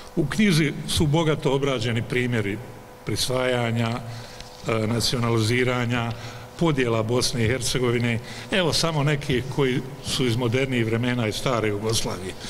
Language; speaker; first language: Bosnian; native; Bosnian